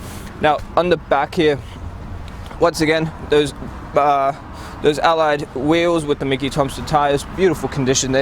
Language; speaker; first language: English; native; English